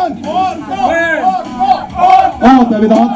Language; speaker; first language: German; native; German